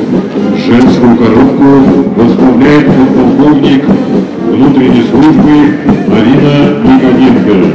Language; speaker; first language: Russian; native; Russian